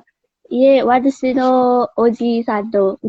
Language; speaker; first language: Japanese; non-native, learner; Nepali